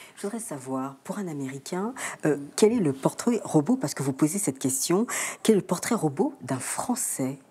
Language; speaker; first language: French; native; French